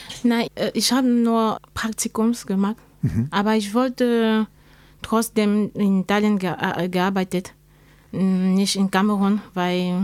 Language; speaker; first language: German; non-native, learner; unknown